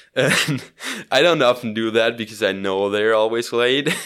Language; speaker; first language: English; non-native, fluent; Swiss German